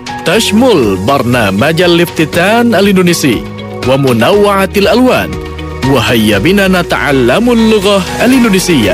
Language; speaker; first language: Arabic; non-native, fluent; Indonesian